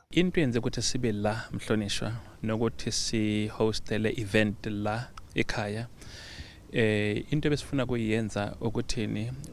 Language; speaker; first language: Zulu; native; Zulu